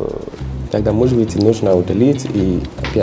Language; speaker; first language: Russian; non-native, learner; English